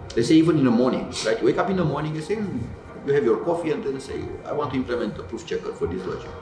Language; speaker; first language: English; non-native, fluent; Romanian